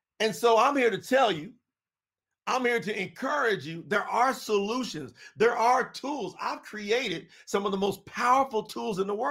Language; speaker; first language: English; native; English